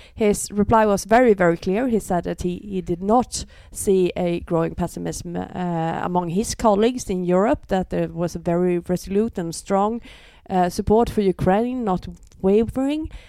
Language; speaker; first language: English; non-native, fluent; Swedish